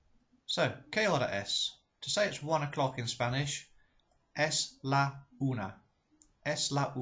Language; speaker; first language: Spanish; non-native, fluent; English